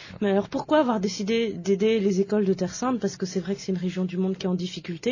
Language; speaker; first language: French; native; French